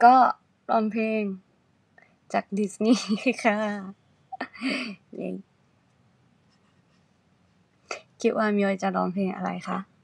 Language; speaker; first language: Thai; non-native, learner; Japanese